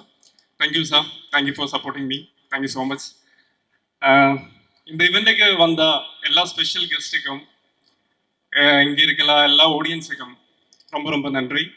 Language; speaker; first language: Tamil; non-native, learner; Malayalam